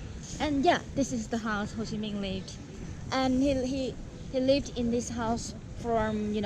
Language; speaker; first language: English; non-native, learner; Vietnamese